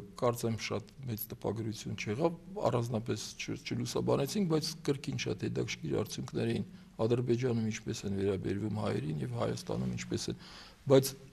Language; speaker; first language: Armenian; native; Armenian